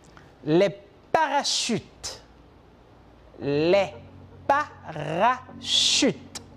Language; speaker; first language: French; non-native, fluent; Spanish